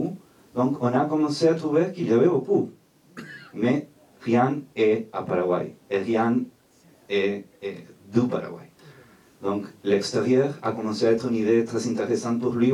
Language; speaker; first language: French; non-native, fluent; Spanish